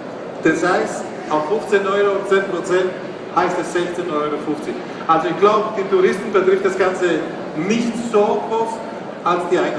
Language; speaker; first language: German; non-native, fluent; Greek